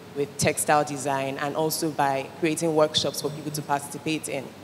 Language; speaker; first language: English; non-native, local second language; Igbo